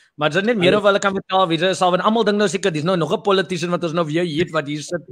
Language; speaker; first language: Afrikaans; native; Afrikaans